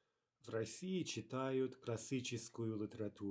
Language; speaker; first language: Russian; non-native, fluent; English